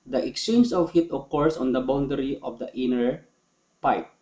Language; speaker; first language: English; non-native, local second language; Filipino